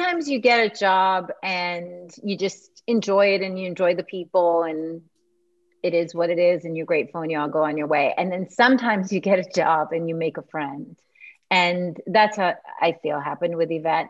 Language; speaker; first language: English; native; English